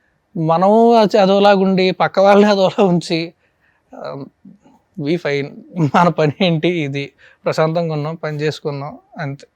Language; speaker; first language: Telugu; native; Telugu